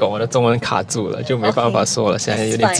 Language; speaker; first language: Chinese; early bilingual, other home language; English